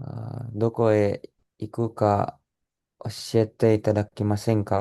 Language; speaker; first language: Japanese; non-native, learner; Indonesian